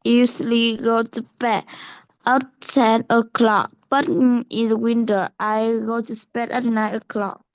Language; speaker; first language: English; non-native, learner; Vietnamese